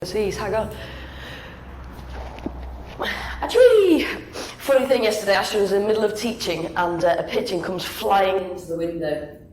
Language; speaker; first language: English; native; English